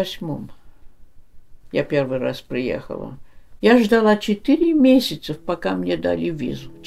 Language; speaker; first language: Russian; early bilingual, heritage; Russian